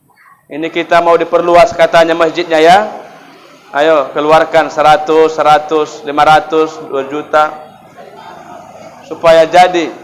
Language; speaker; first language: Indonesian; native; Indonesian